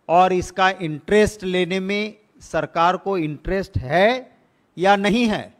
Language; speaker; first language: Hindi; non-native, local second language; Gujarati